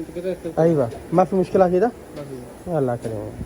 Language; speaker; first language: Arabic; non-native, learner; Urdu